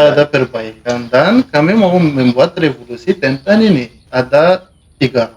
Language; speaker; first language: Indonesian; non-native, learner; Malagasy